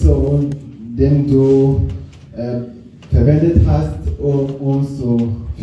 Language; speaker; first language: German; non-native, learner; French